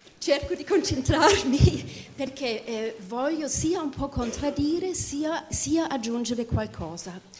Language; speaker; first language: Italian; non-native, fluent; Portuguese